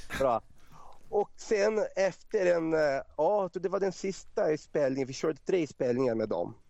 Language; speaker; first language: Swedish; non-native, fluent; Portuguese